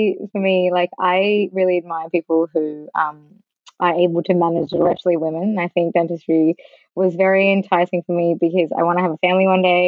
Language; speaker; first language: English; non-native, local second language; Sinhala